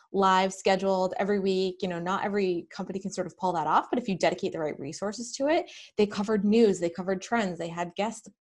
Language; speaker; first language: English; native; English